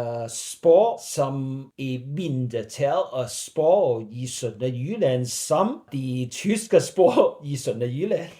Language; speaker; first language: Danish; non-native, learner; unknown